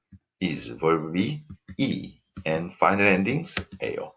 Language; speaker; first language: English; non-native, fluent; Korean